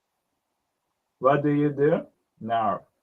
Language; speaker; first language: English; non-native, learner; Japanese